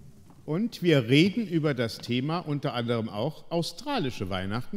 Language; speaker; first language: German; native; German